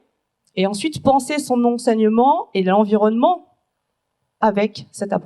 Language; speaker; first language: French; native; French